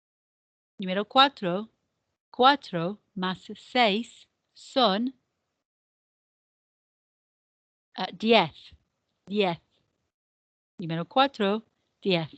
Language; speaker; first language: Spanish; non-native, fluent; English